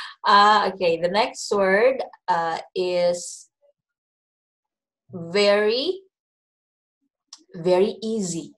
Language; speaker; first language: English; non-native, local second language; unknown